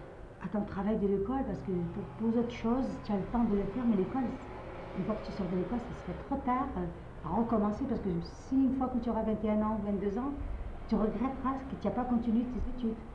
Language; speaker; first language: French; non-native, learner; Catalan